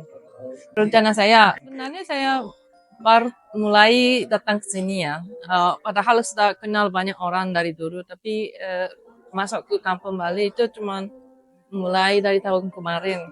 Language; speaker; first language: Indonesian; non-native, fluent; Japanese